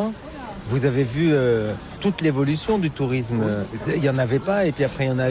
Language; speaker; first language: French; native; French